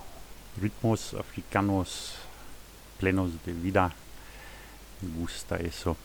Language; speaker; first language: Spanish; non-native, fluent; German